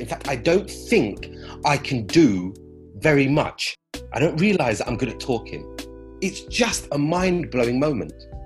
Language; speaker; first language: English; native; English